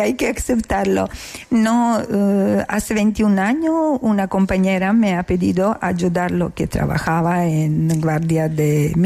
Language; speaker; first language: Spanish; non-native, fluent; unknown